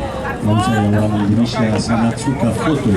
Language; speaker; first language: Indonesian; non-native, fluent; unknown